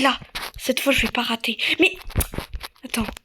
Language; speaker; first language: French; native; French